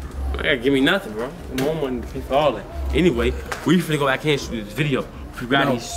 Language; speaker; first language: English; native; English